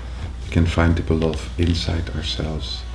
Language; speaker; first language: English; non-native, fluent; Dutch